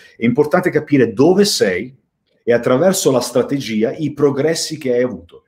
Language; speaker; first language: Italian; early bilingual, heritage; Italian